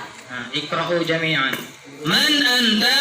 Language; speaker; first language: Arabic; non-native, learner; Indonesian